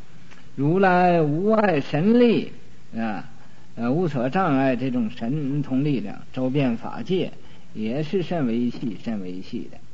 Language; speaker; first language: Chinese; native; Chinese